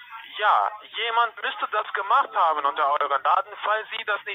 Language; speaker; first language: German; non-native, fluent; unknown